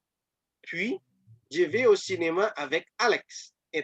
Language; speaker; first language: French; non-native, fluent; Indonesian